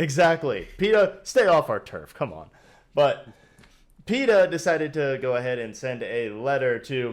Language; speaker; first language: English; native; English